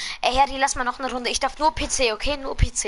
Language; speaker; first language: German; native; German